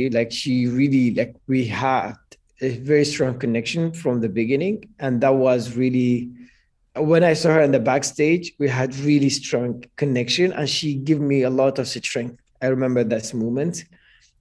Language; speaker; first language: English; non-native, fluent; Arabic